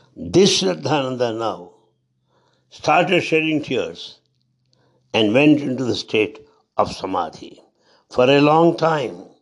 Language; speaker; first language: English; non-native, local second language; Telugu